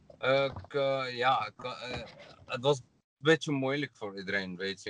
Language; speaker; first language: Dutch; non-native, learner; Arabic